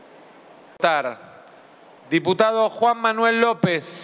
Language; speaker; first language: Spanish; native; Spanish